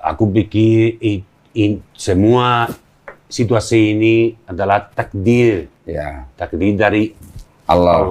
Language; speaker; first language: Indonesian; non-native, learner; Spanish